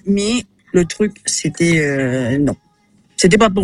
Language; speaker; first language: French; non-native, fluent; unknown